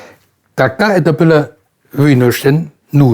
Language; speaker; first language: Russian; non-native, fluent; German